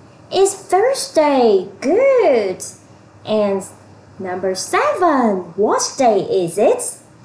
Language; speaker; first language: English; non-native, fluent; Vietnamese